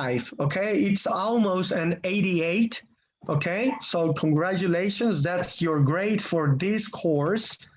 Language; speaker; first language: English; non-native, fluent; Spanish